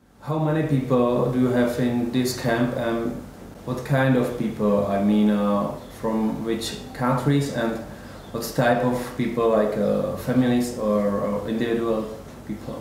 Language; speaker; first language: English; non-native, fluent; Czech